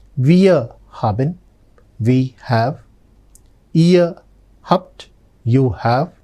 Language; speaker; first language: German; non-native, fluent; Telugu